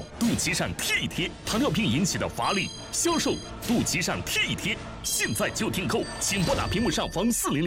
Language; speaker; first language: Chinese; native; Chinese